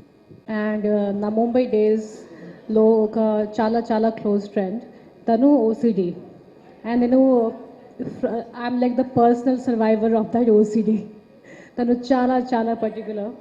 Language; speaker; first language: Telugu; non-native, local second language; Hindi